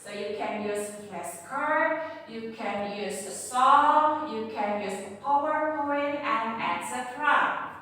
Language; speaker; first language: English; non-native, fluent; Indonesian